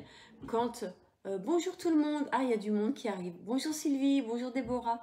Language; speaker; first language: French; native; French